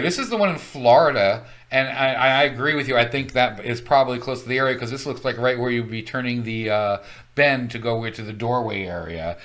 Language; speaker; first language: English; native; English